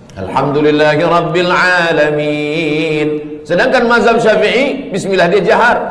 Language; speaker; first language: Malay; native; Malay